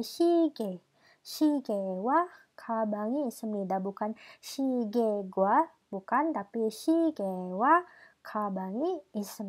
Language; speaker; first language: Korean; non-native, fluent; Indonesian